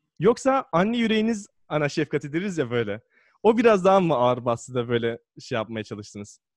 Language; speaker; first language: Turkish; native; Turkish